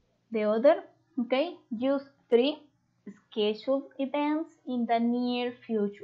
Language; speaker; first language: English; non-native, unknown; Spanish